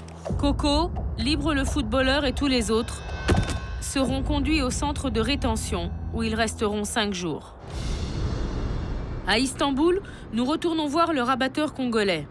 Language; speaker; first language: French; native; French